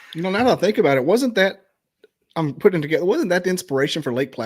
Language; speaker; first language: English; native; English